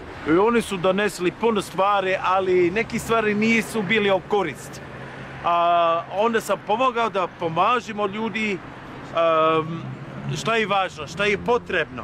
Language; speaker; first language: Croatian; non-native, fluent; English